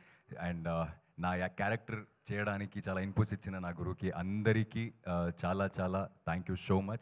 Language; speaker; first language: Telugu; non-native, fluent; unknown